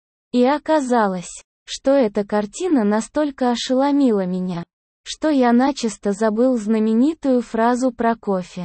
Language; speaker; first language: Russian; native; Russian